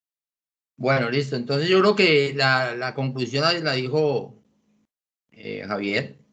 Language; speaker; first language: Spanish; native; Spanish